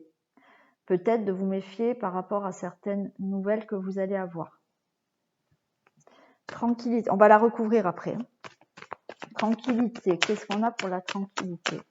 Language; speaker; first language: French; native; French